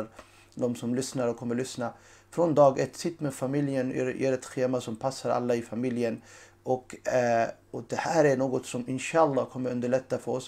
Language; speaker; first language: Swedish; non-native, fluent; Urdu